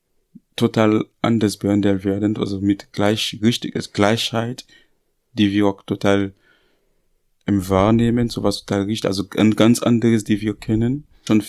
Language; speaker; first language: German; non-native, learner; Haitian Creole